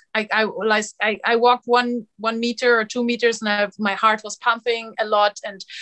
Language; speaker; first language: English; non-native, fluent; German